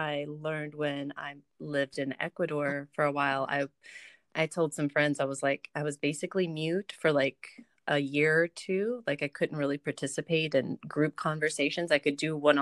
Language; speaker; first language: English; native; English